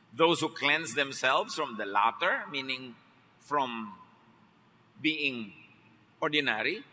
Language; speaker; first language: English; non-native, local second language; Filipino